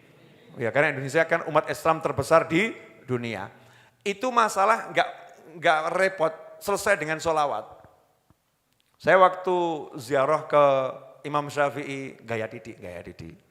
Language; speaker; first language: Indonesian; native; Indonesian